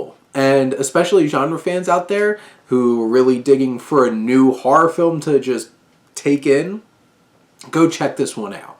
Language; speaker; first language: English; native; English